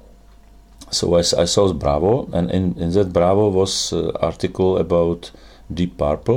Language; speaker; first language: English; non-native, fluent; Czech